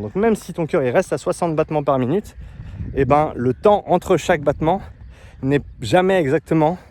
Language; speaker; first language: French; native; French